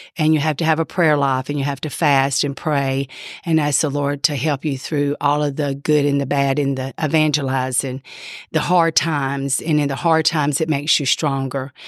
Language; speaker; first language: English; native; English